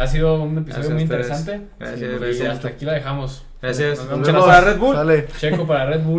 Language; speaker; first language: Spanish; native; Spanish